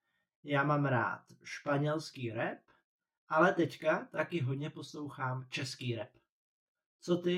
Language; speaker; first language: Czech; non-native, fluent; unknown